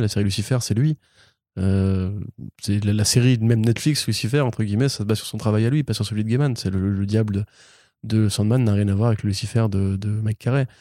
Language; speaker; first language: French; native; French